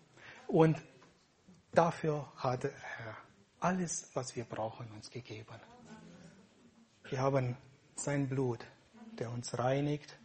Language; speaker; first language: German; non-native, fluent; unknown